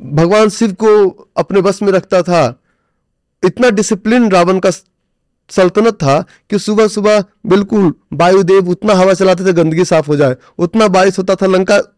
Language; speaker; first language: Hindi; native; Hindi